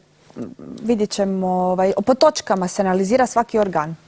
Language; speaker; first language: Croatian; native; Croatian